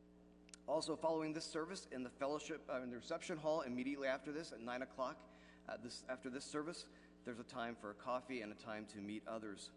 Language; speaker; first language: English; native; English